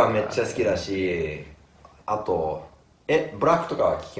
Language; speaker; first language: Japanese; non-native, fluent; English